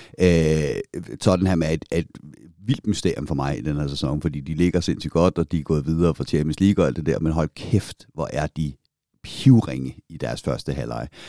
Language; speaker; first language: Danish; native; Danish